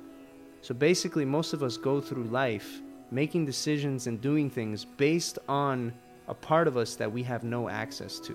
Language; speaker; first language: English; early bilingual, other home language; Spanish